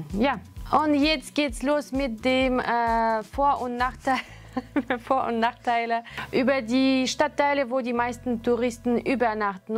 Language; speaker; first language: German; non-native, fluent; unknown